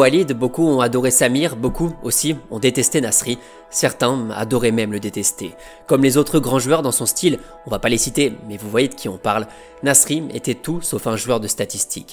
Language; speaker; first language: French; native; French